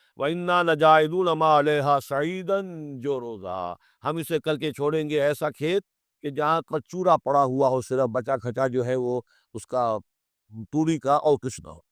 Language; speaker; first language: Urdu; native; Urdu